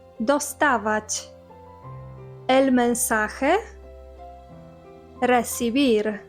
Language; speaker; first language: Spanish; non-native, fluent; Polish